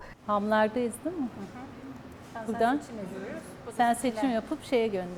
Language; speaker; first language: Turkish; native; Turkish